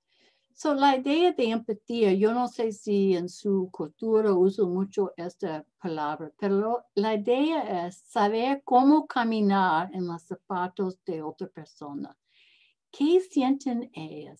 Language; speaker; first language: Spanish; non-native, learner; English